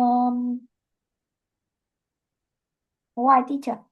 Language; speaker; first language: English; non-native, learner; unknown